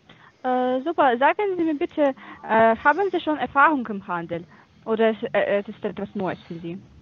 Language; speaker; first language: German; non-native, fluent; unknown